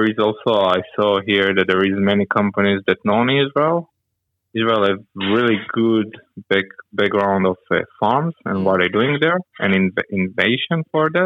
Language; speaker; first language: English; non-native, learner; Hebrew